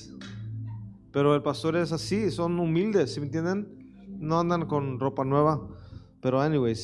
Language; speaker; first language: Spanish; early bilingual, heritage; Spanish